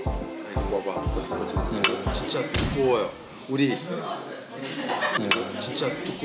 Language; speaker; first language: Korean; non-native, fluent; Italian